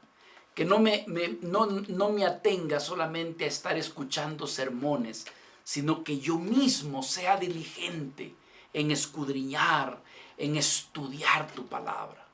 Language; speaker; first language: Spanish; native; Spanish